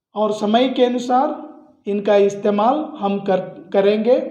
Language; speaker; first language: Hindi; non-native, local second language; Kannada